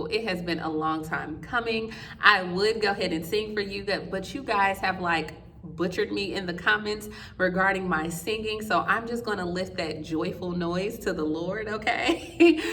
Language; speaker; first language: English; native; English